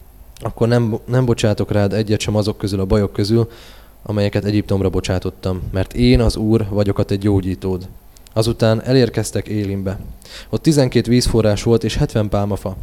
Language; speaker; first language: Hungarian; native; Hungarian